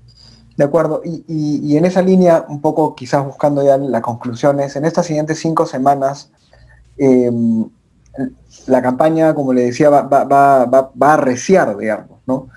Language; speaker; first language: Spanish; native; Spanish